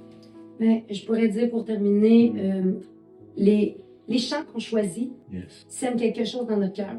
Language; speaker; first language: French; native; French